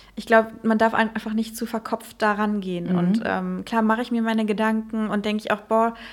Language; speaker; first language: German; early bilingual, heritage; Dutch